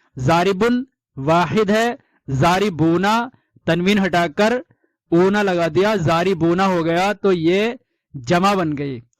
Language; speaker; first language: Urdu; native; Urdu